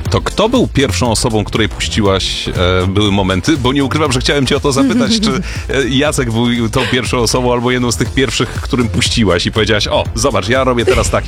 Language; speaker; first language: Polish; native; Polish